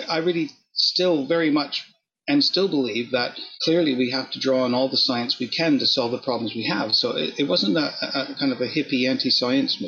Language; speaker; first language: English; native; English